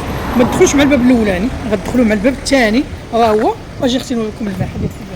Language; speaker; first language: Arabic; native; Arabic